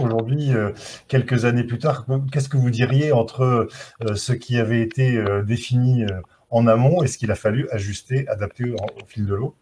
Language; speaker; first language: French; native; French